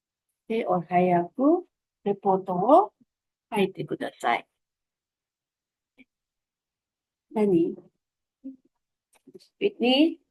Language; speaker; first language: Japanese; non-native, fluent; Filipino